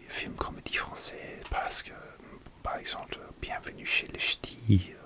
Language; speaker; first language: French; non-native, learner; English